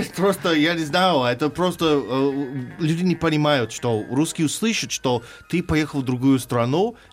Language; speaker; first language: Russian; non-native, fluent; English